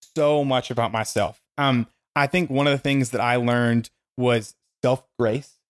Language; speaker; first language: English; native; English